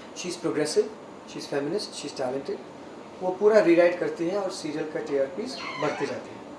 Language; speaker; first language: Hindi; non-native, local second language; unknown